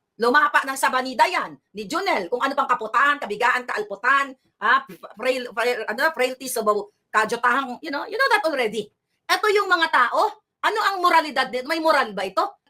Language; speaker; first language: Filipino; non-native, local second language; Hiligaynon